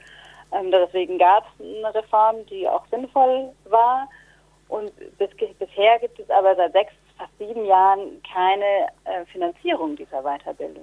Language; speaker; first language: German; native; German